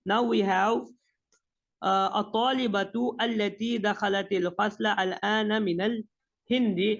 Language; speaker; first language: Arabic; non-native, fluent; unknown